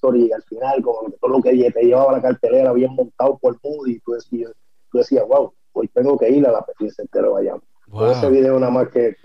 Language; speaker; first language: Spanish; native; Spanish